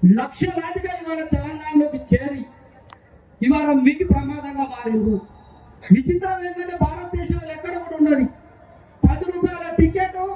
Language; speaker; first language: Telugu; non-native, local second language; Koya